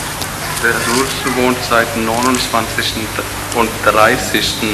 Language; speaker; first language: German; non-native, learner; Urdu